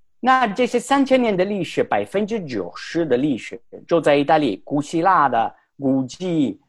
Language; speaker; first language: Chinese; non-native, fluent; Italian